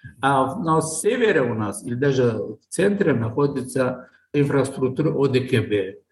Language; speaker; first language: Russian; non-native, local second language; Tajik